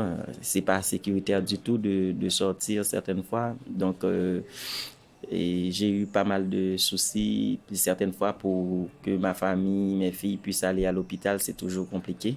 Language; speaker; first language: French; non-native, local second language; Haitian Creole